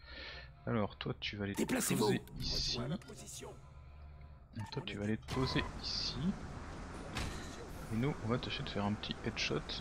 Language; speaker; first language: French; native; French